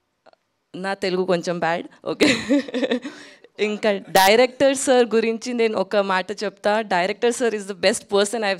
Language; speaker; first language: Telugu; non-native, local second language; Hindi